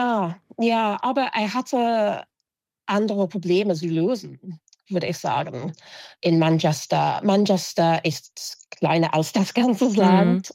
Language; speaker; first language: German; non-native, fluent; English